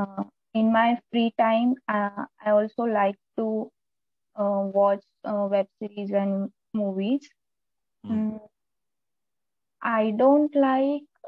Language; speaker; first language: English; non-native, local second language; Marathi